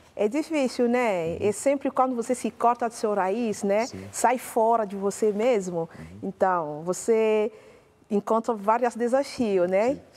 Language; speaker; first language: Portuguese; non-native, fluent; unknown